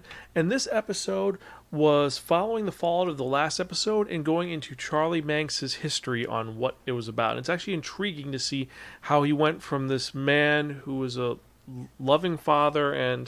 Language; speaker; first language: English; native; English